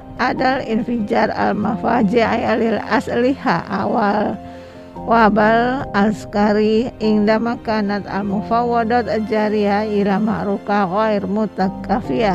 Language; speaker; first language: Arabic; non-native, fluent; Indonesian